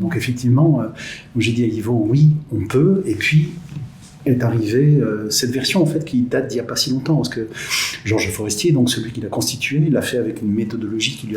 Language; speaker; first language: French; native; French